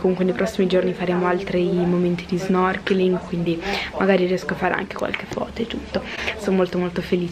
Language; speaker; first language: Italian; native; Italian